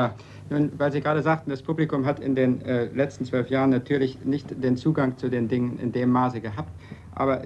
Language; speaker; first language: German; native; German